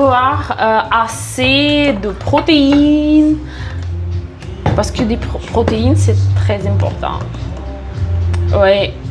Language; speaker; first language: French; non-native, fluent; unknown